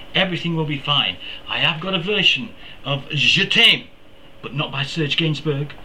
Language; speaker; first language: English; native; English